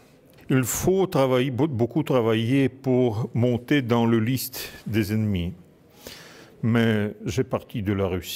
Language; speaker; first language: French; non-native, fluent; Russian